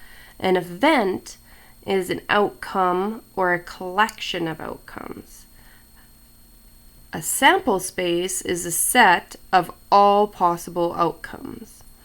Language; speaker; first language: English; native; English